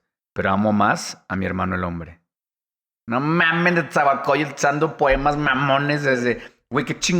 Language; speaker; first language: Spanish; native; Spanish